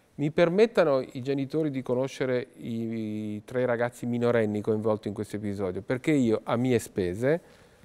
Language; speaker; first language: Italian; native; Italian